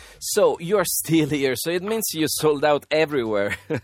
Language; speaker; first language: English; non-native, fluent; Italian